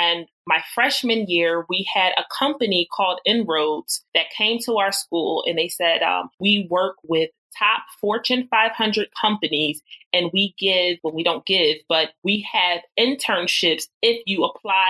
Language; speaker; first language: English; native; English